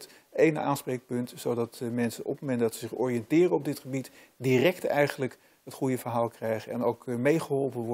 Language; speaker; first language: Dutch; native; Dutch